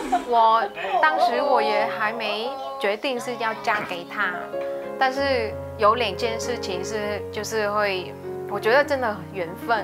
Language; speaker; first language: Chinese; non-native, fluent; Vietnamese